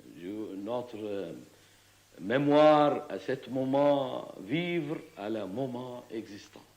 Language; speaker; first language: French; non-native, learner; Arabic